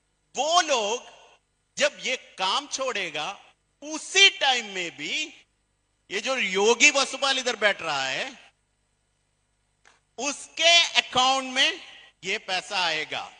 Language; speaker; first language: Hindi; non-native, fluent; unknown